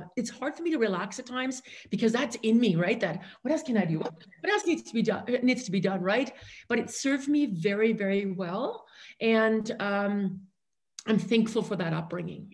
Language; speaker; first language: English; non-native, fluent; German